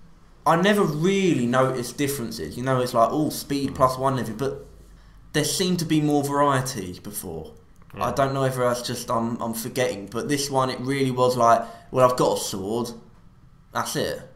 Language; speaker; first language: English; native; English